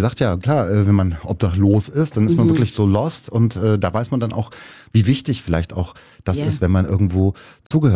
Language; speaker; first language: German; native; German